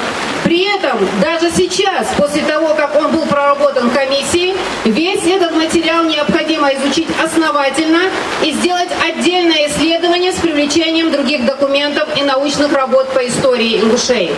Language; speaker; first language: Russian; non-native, local second language; Ingush